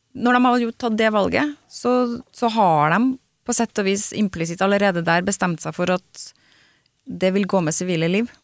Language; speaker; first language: Norwegian; native; Norwegian